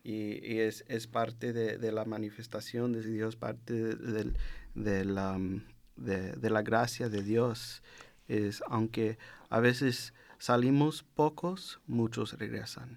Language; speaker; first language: Spanish; non-native, learner; English